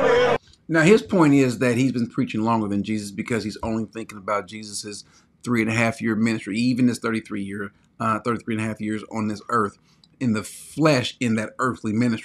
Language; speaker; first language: English; native; English